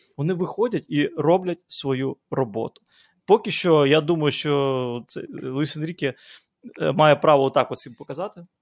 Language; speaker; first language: Ukrainian; native; Ukrainian